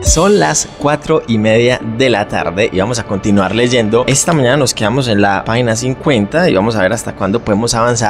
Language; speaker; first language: Spanish; native; Spanish